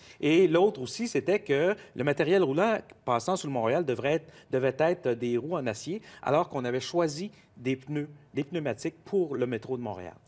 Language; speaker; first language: French; native; French